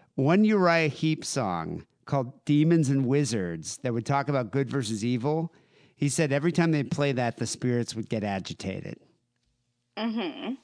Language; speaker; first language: English; native; English